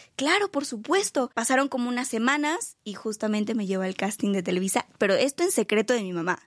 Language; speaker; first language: Spanish; native; Spanish